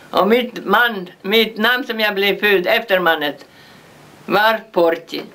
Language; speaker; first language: Swedish; early bilingual, heritage; Swedish